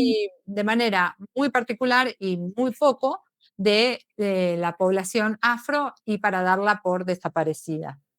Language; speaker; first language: Spanish; native; Spanish